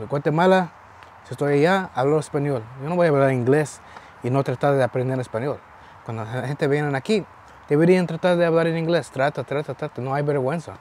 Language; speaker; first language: Spanish; early bilingual, heritage; Spanish